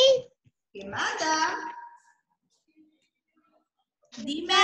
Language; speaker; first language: Spanish; native; Spanish